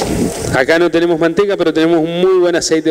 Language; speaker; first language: Spanish; native; Spanish